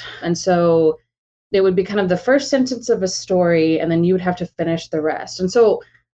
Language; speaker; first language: English; native; English